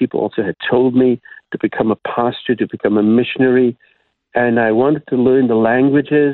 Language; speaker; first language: English; non-native, fluent; German